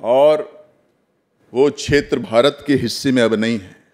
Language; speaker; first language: Hindi; native; Hindi